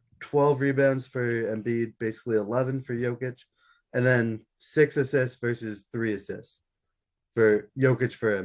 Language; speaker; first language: English; native; English